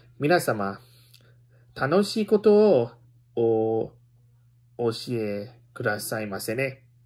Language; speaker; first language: Japanese; non-native, learner; Filipino